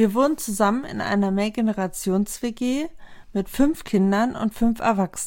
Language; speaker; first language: German; native; German